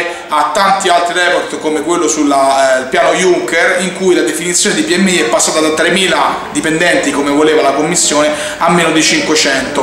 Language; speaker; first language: Italian; native; Italian